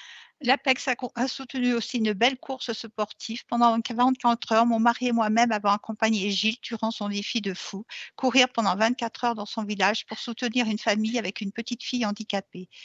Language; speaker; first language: French; native; French